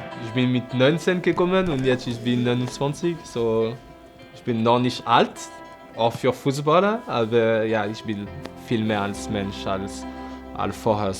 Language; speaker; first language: German; non-native, learner; French